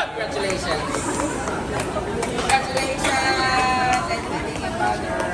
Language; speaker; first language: English; non-native, local second language; Cebuano